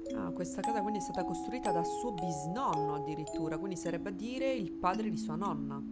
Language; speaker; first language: Italian; native; Italian